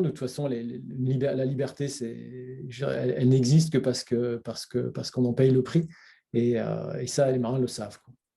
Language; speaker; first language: French; native; French